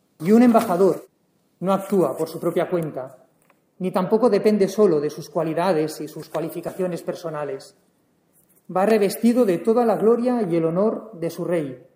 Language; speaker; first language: Spanish; native; Spanish